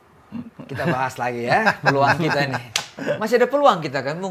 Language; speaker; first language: Indonesian; native; Indonesian